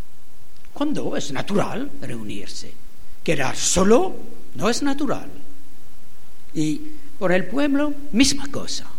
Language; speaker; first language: Spanish; non-native, learner; French